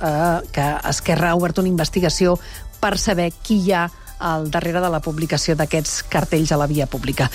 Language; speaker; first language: Catalan; native; Catalan